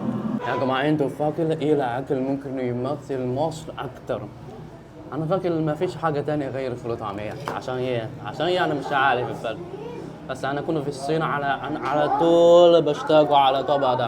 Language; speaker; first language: Arabic; non-native, fluent; Chinese